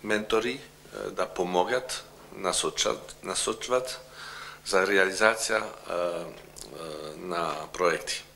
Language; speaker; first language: Bulgarian; non-native, learner; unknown